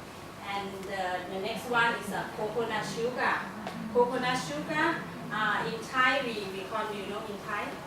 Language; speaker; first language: English; non-native, learner; Thai